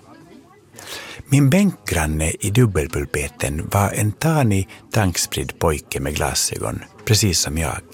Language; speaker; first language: Swedish; native; Swedish